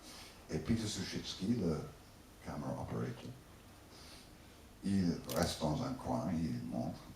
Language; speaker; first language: French; non-native, learner; English